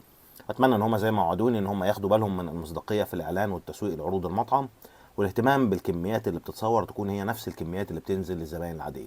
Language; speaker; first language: Arabic; native; Arabic